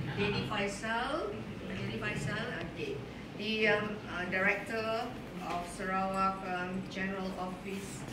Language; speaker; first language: English; non-native, local second language; Malay